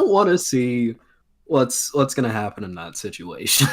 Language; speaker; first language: English; native; English